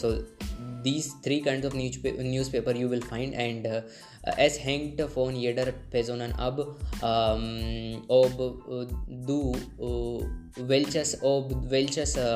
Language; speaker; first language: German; non-native, learner; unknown